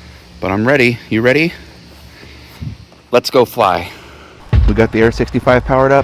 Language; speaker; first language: English; native; English